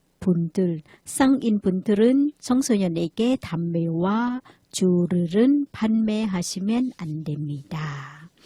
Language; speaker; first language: Korean; non-native, learner; Thai